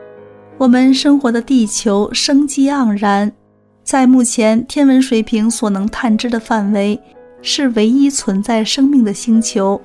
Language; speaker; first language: Chinese; native; Chinese